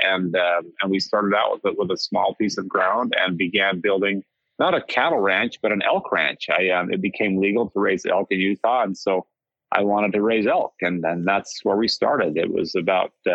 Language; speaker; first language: English; native; English